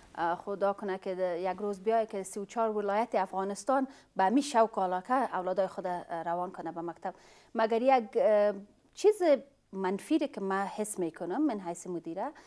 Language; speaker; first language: Persian; non-native, fluent; Pashto